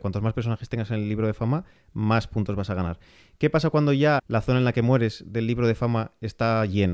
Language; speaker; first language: Spanish; native; Spanish